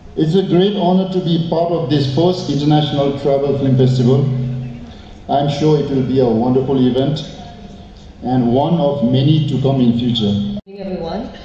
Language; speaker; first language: English; non-native, fluent; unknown